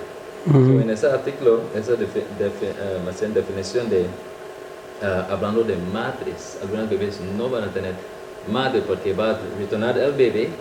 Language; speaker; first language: Spanish; non-native, fluent; English